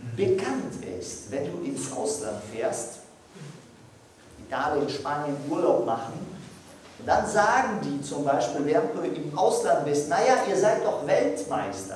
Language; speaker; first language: German; non-native, fluent; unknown